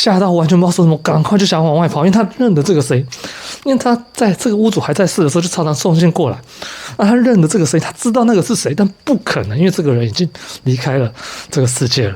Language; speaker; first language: Chinese; native; Chinese